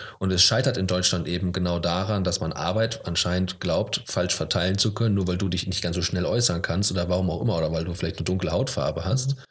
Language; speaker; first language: German; native; German